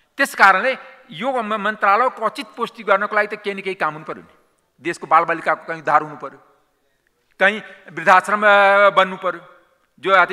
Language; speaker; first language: Nepali; non-native, local second language; Maithili